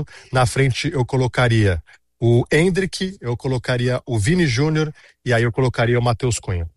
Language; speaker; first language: Portuguese; native; Portuguese